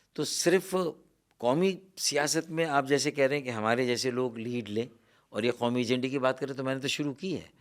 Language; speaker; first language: Urdu; native; Urdu